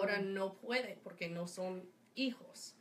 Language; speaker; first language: Spanish; non-native, fluent; English